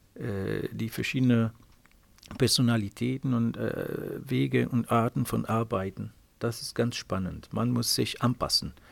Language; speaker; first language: German; non-native, fluent; Italian